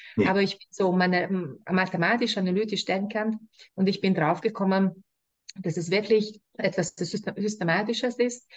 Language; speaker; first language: German; non-native, fluent; Hungarian